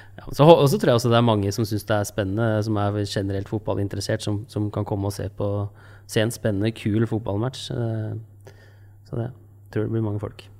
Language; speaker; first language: Norwegian; native; Norwegian